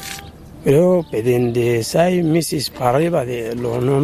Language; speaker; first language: Spanish; non-native, learner; Arabic